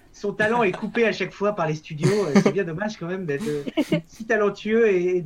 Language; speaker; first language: French; native; French